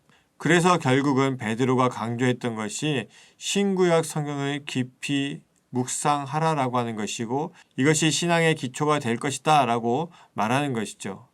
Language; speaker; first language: Korean; native; Korean